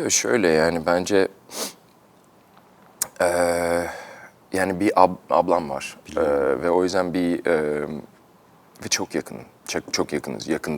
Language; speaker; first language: Turkish; early bilingual, heritage; Turkish